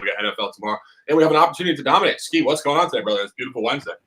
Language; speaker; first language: English; native; English